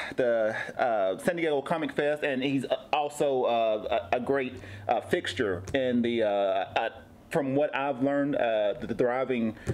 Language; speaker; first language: English; native; English